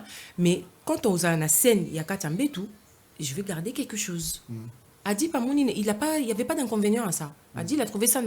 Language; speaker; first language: French; non-native, local second language; Lingala